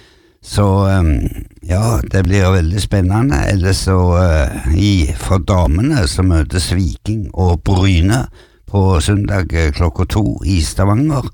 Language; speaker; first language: Norwegian; native; Norwegian